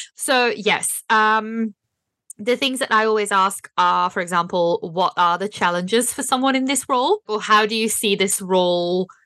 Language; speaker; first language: English; non-native, fluent; Dutch